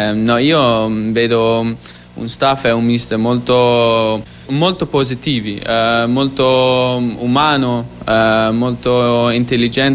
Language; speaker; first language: Italian; non-native, fluent; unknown